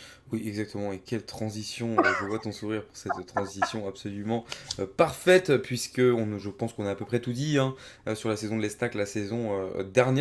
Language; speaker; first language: French; native; French